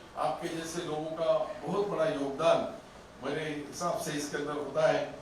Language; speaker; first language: Hindi; non-native, local second language; Urdu